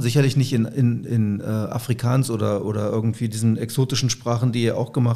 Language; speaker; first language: German; native; German